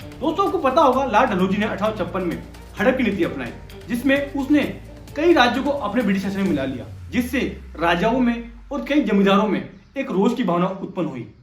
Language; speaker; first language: Hindi; non-native, local second language; Bangla